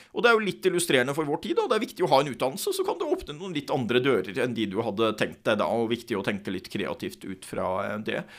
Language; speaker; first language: Norwegian; native; Norwegian